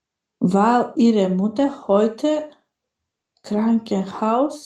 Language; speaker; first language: German; non-native, learner; Macedonian